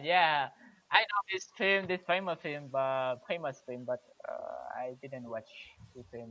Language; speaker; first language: English; non-native, learner; Vietnamese